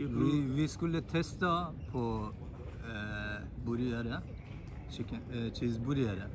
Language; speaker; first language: Swedish; early bilingual, other home language; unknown